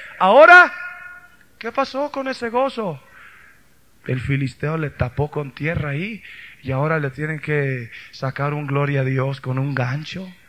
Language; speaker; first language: Spanish; early bilingual, heritage; Spanish